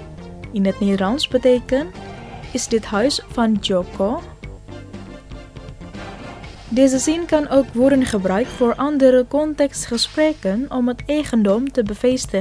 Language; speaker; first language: Dutch; non-native, fluent; Indonesian